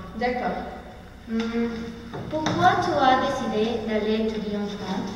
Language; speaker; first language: French; non-native, learner; Spanish